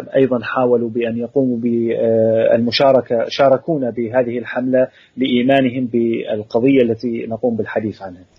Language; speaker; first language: Arabic; native; Arabic